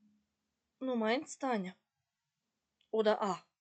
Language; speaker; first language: German; non-native, fluent; Macedonian